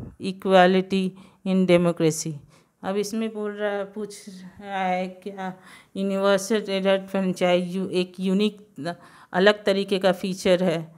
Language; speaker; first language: Hindi; non-native, local second language; Gujarati